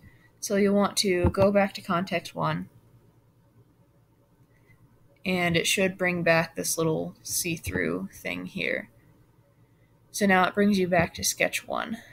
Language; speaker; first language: English; native; English